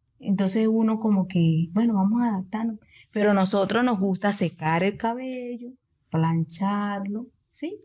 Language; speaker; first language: Spanish; native; Spanish